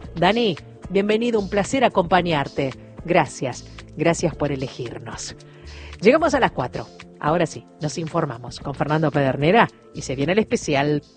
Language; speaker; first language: Spanish; native; Spanish